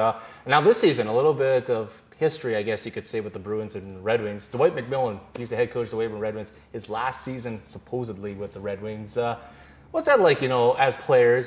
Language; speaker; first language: English; native; English